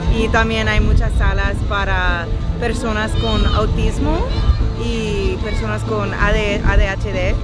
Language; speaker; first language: Spanish; non-native, fluent; English